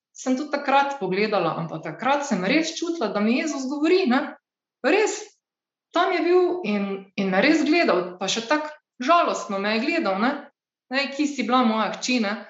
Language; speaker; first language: Slovenian; native; Slovenian